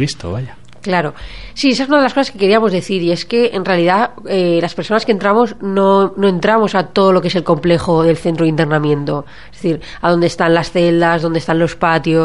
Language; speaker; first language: Spanish; native; Spanish